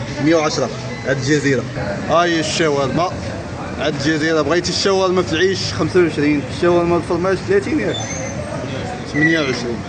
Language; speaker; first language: Arabic; native; Arabic